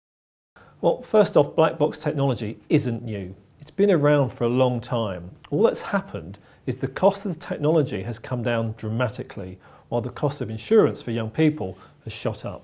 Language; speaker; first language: English; native; English